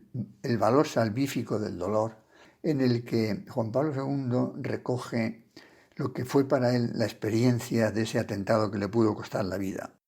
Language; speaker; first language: Spanish; native; Spanish